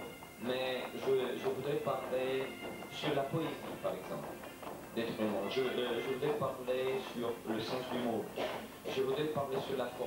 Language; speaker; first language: French; non-native, learner; Romanian